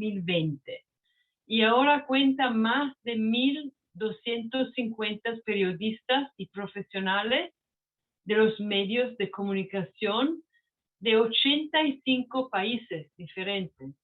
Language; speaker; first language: Spanish; non-native, fluent; Italian